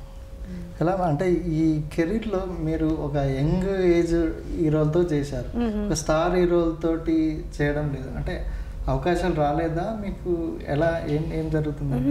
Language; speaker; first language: Telugu; native; Telugu